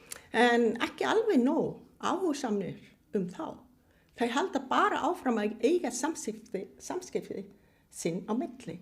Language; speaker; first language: Icelandic; non-native, fluent; Vietnamese